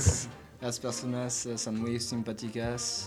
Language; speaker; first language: Spanish; non-native, learner; French